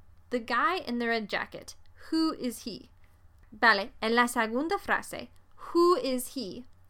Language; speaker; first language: English; native; English